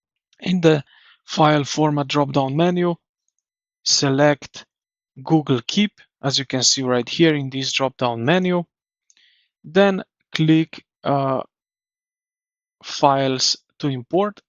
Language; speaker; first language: English; non-native, fluent; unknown